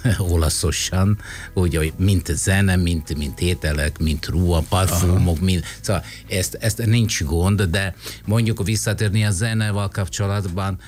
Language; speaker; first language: Hungarian; non-native, fluent; Italian